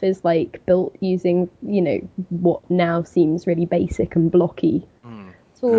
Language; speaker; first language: English; native; English